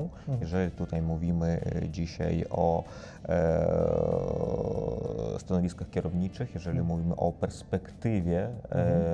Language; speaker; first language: Polish; non-native, fluent; Ukrainian